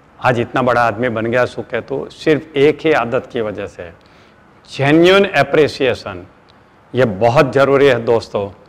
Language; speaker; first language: Hindi; non-native, local second language; Gujarati